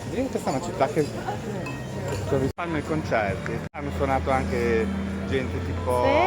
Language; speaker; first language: Italian; non-native, learner; Ukrainian